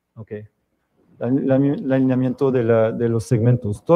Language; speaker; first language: Spanish; non-native, fluent; French